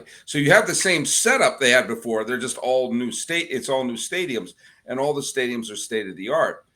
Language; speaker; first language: English; native; English